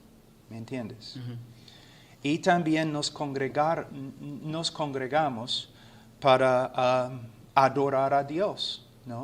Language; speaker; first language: Spanish; non-native, fluent; English